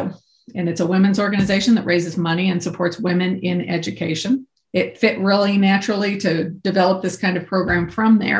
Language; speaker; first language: English; native; English